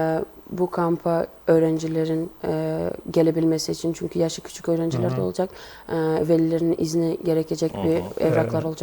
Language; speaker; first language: Turkish; non-native, local second language; Kyrgyz